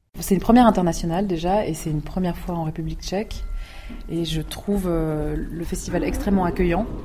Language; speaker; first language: French; early bilingual, other home language; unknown